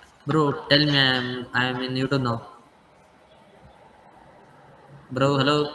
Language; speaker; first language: English; non-native, local second language; Hindi